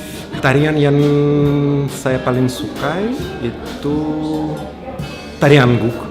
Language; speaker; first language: Indonesian; non-native, fluent; Russian